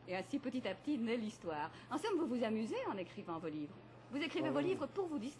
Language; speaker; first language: French; native; French